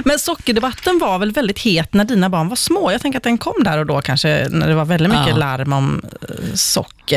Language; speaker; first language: Swedish; native; Swedish